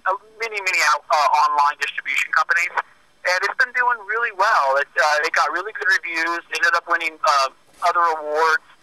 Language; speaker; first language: English; native; English